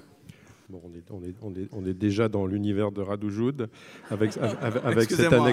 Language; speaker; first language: French; native; French